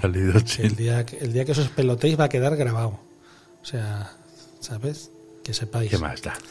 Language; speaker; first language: Spanish; native; Spanish